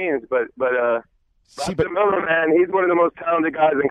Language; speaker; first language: English; native; English